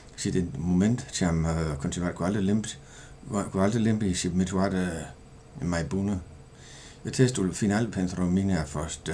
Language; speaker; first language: Romanian; non-native, fluent; Danish